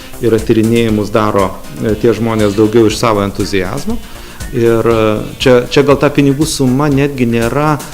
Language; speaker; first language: Lithuanian; native; Lithuanian